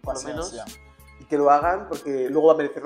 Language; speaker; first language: Spanish; native; Spanish